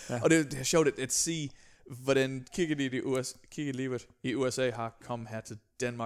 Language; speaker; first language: Danish; non-native, fluent; English